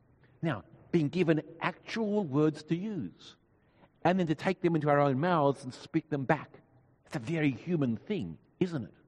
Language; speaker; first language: English; native; English